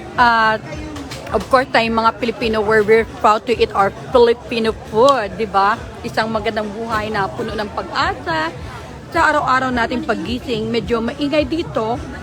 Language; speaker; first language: Filipino; non-native, local second language; Hiligaynon